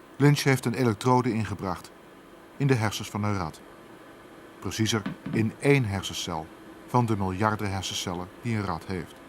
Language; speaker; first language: Dutch; native; Dutch